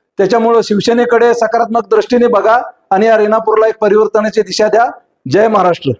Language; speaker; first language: Marathi; native; Marathi